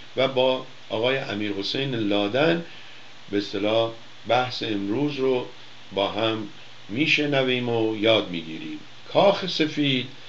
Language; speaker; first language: Persian; native; Persian